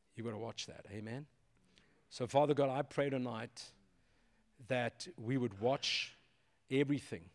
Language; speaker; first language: English; native; English